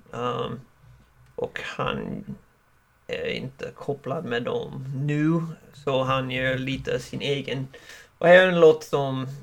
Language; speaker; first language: Swedish; non-native, learner; English